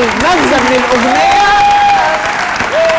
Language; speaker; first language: Arabic; native; Arabic